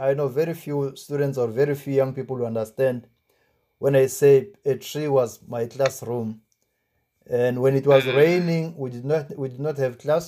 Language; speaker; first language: English; non-native, local second language; Tsonga